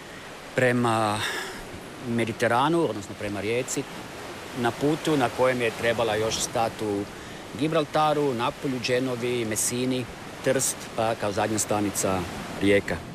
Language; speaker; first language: Serbian; native; Serbian